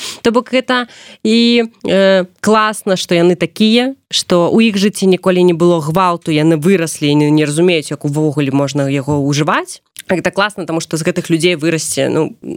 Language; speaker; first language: Belarusian; non-native, local second language; Russian